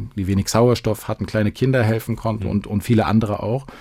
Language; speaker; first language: German; non-native, fluent; Swedish